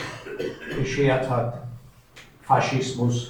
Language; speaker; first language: German; native; German